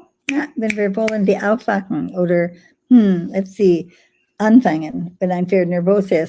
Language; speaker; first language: German; non-native, fluent; English